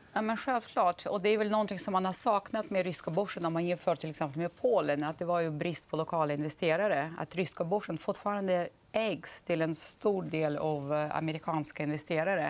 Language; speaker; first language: Swedish; non-native, fluent; Russian